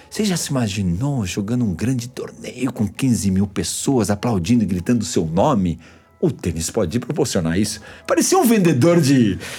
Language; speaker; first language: Portuguese; early bilingual, other home language; Spanish